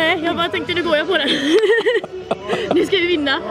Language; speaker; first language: Swedish; native; Swedish